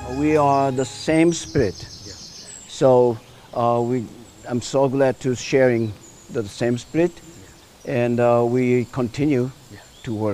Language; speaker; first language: English; non-native, learner; Japanese